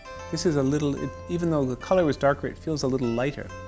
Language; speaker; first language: English; native; English